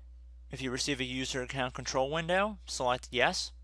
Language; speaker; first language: English; native; English